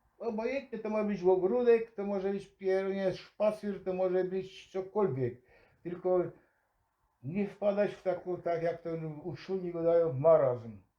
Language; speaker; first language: Polish; native; Polish